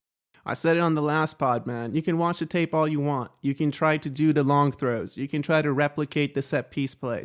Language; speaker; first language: English; native; English